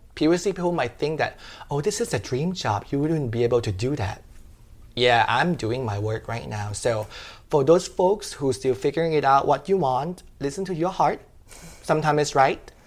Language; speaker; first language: English; non-native, fluent; Thai